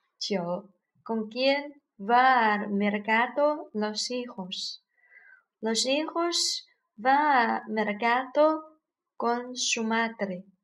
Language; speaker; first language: Spanish; non-native, learner; Chinese